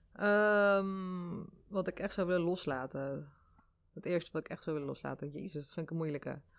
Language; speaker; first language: Dutch; early bilingual, other home language; Armenian